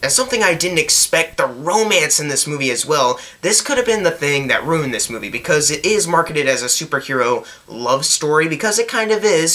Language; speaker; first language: English; native; English